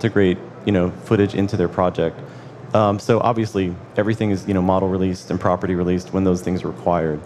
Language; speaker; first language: English; native; English